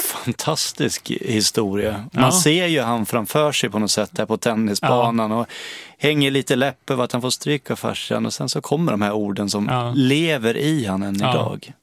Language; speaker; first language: Swedish; native; Swedish